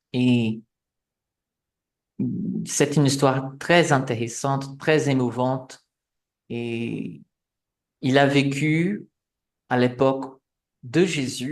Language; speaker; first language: French; non-native, fluent; Portuguese